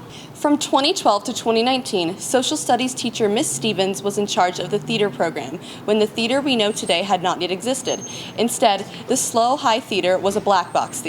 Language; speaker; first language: English; native; English